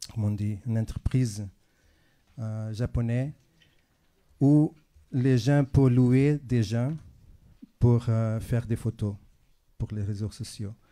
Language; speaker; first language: French; non-native, fluent; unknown